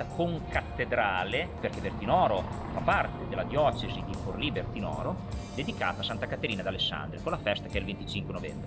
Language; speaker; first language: Italian; native; Italian